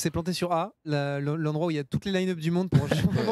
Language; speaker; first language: French; native; French